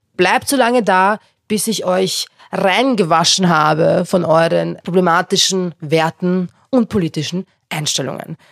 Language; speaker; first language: German; non-native, local second language; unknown